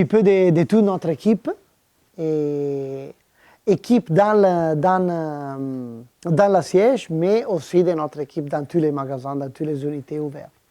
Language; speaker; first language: French; non-native, fluent; Italian